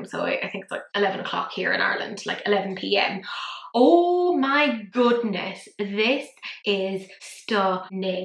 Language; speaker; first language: English; native; English